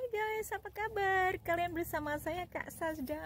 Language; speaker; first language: Indonesian; native; Indonesian